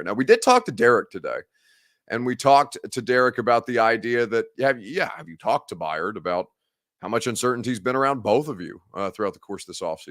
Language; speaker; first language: English; native; English